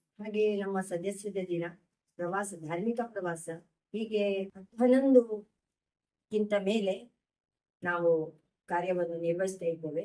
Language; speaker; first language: Kannada; non-native, local second language; Konkani